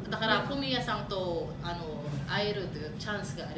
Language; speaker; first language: Japanese; non-native, learner; Filipino